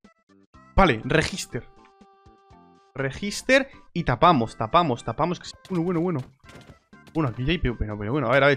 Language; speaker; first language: Spanish; native; Spanish